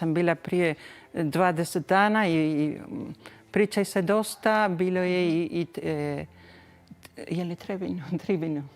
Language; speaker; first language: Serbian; early bilingual, heritage; Spanish